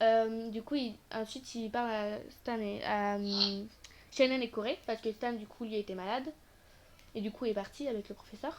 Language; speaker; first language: French; native; French